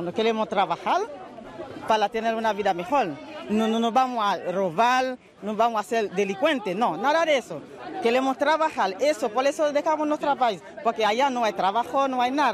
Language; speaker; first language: Spanish; non-native, learner; Haitian Creole